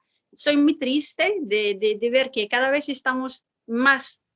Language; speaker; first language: Spanish; non-native, fluent; Arabic